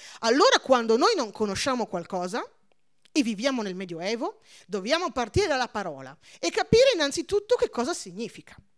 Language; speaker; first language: Italian; early bilingual, other home language; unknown